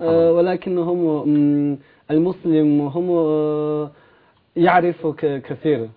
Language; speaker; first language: Arabic; non-native, learner; Chinese